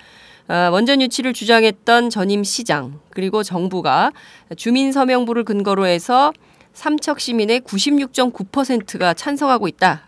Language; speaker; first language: Korean; native; Korean